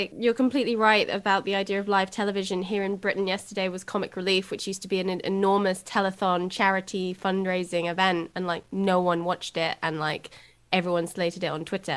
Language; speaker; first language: English; native; English